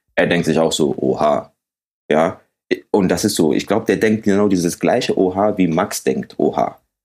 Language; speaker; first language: German; early bilingual, other home language; Akan